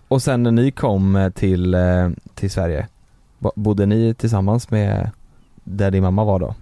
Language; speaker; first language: Swedish; native; Swedish